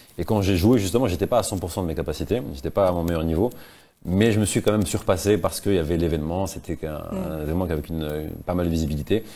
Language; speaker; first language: French; non-native, local second language; Arabic